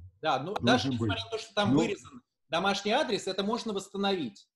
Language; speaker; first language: Russian; native; Russian